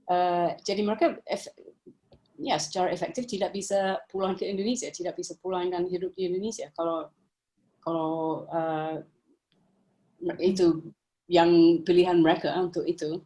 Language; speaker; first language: Indonesian; non-native, fluent; English